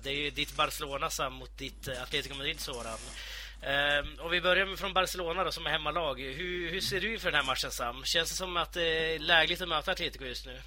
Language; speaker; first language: Swedish; native; Swedish